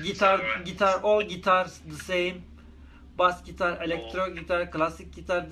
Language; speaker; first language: English; non-native, learner; Turkish